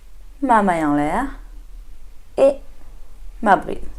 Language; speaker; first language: French; native; French